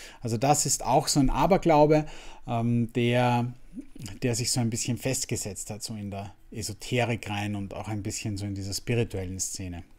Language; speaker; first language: German; native; German